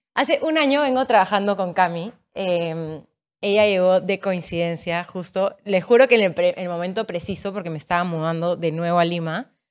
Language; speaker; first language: Spanish; native; Spanish